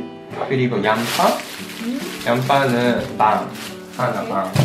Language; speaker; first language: Korean; non-native, fluent; Japanese